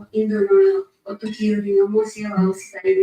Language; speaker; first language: Japanese; non-native, learner; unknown